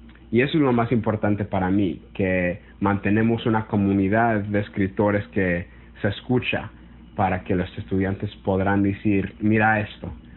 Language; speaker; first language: Spanish; early bilingual, heritage; Spanish